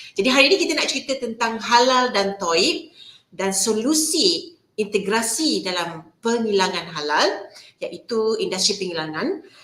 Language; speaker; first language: Malay; native; Malay